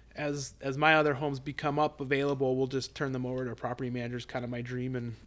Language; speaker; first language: English; native; English